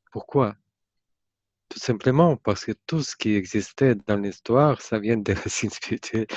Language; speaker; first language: French; non-native, fluent; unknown